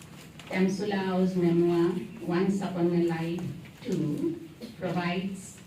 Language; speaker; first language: English; non-native, local second language; Assamese